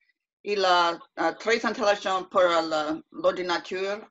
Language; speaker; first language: French; non-native, learner; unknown